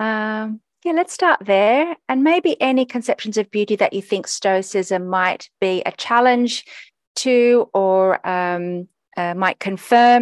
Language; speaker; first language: English; native; English